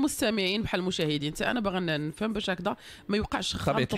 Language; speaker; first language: Arabic; native; Arabic